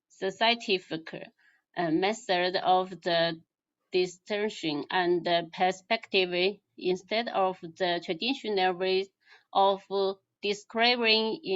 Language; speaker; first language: English; non-native, learner; Chinese